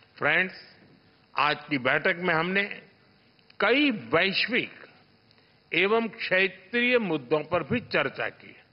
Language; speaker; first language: Hindi; non-native, local second language; Gujarati